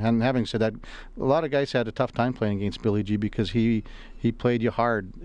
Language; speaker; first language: English; native; English